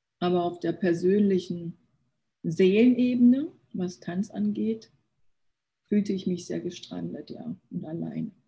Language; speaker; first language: German; early bilingual, other home language; Korean